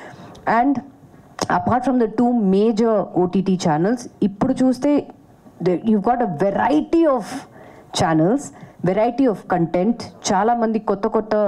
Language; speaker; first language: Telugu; non-native, fluent; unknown